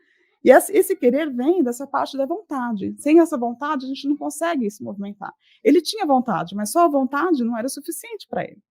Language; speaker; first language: Portuguese; native; Portuguese